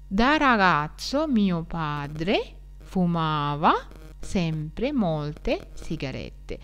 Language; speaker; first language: Italian; non-native, fluent; Sinhala